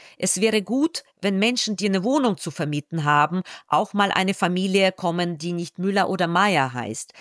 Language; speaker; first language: German; non-native, fluent; Russian